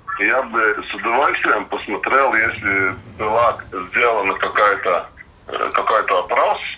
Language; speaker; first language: Russian; non-native, local second language; Latvian